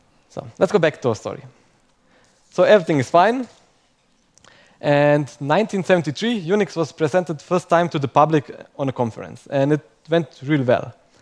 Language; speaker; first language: English; non-native, fluent; Croatian